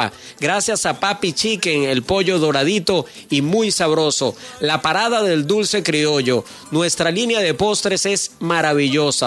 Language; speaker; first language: Spanish; native; Spanish